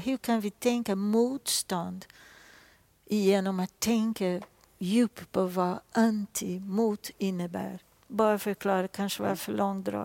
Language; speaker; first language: Swedish; non-native, fluent; Portuguese